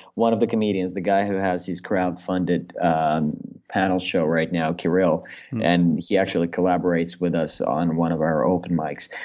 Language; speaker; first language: English; non-native, fluent; Russian